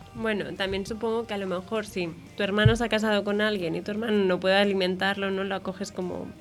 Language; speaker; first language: Spanish; non-native, local second language; Catalan